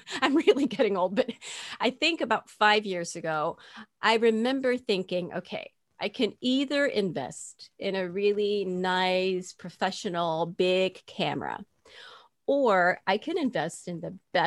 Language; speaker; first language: English; non-native, fluent; Dutch